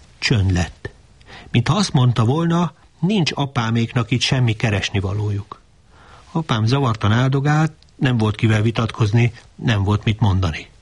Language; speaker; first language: Hungarian; native; Hungarian